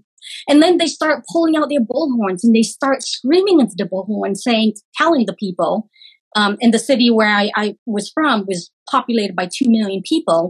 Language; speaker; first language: English; early bilingual, other home language; Khmer